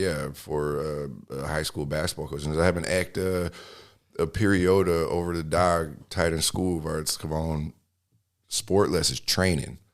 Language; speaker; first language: Dutch; non-native, fluent; English